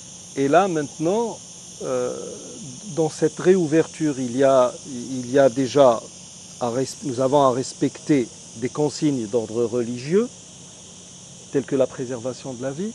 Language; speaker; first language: French; non-native, local second language; Arabic